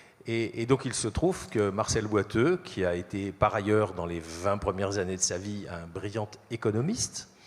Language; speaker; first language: French; native; French